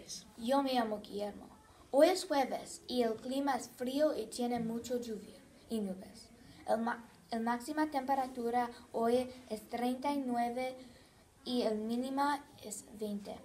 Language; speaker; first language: Spanish; non-native, learner; English